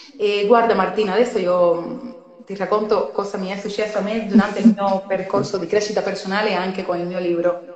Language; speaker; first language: Italian; non-native, fluent; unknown